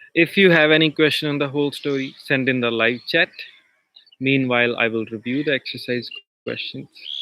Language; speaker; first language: English; non-native, local second language; Punjabi